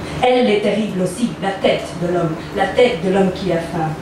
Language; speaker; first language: French; non-native, local second language; Dutch